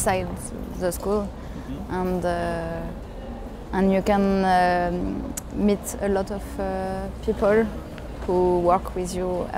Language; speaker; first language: English; non-native, learner; French